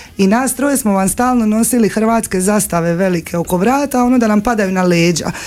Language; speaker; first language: Croatian; native; Croatian